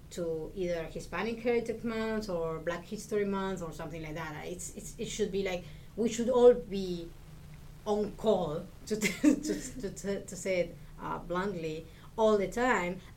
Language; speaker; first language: English; non-native, fluent; Spanish